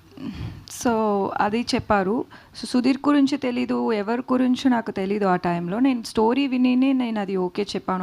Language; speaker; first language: Telugu; non-native, learner; Tamil